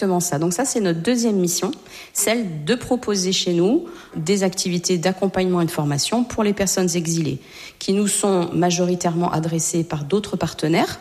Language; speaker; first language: French; native; French